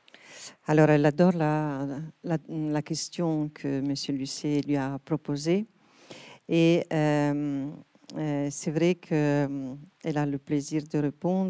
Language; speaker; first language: French; non-native, fluent; Italian